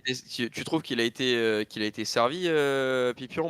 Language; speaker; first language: French; native; French